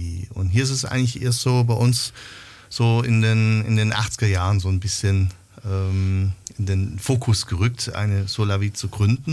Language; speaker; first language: German; native; German